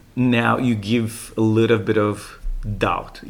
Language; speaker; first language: English; non-native, fluent; Romanian